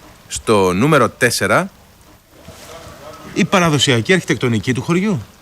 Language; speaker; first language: Greek; native; Greek